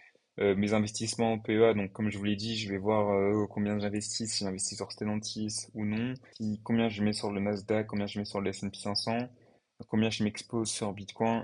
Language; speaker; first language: French; native; French